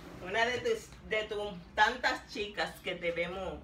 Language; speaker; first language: Spanish; native; Spanish